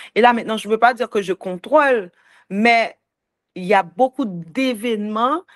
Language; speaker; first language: French; native; French